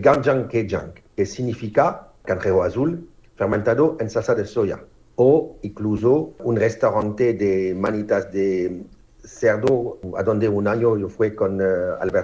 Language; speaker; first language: Spanish; non-native, fluent; French